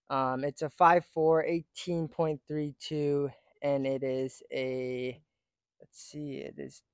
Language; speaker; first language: English; early bilingual, other home language; Japanese